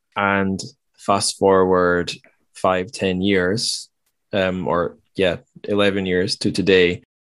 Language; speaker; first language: English; native; English